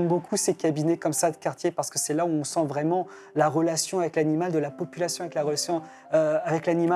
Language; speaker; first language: French; native; French